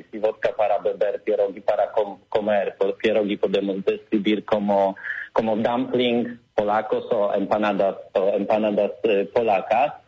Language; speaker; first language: Spanish; non-native, learner; Polish